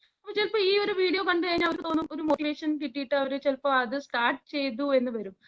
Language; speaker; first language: Malayalam; early bilingual, heritage; Malayalam